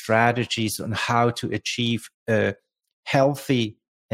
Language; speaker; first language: English; non-native, fluent; Swiss German